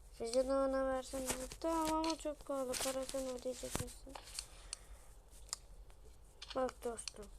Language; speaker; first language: Turkish; native; Turkish